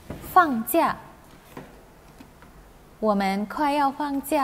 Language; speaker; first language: Chinese; non-native, fluent; Indonesian